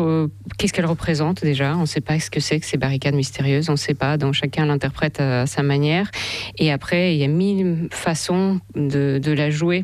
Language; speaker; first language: French; non-native, fluent; Russian